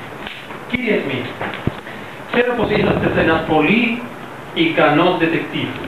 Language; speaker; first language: Greek; non-native, learner; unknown